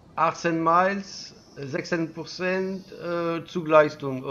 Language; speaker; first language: German; non-native, learner; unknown